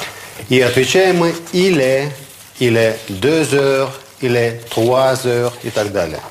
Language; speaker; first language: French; non-native, fluent; Russian